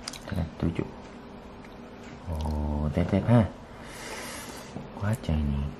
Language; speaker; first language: Vietnamese; non-native, learner; Korean